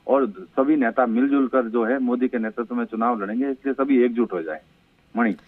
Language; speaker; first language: Hindi; native; Hindi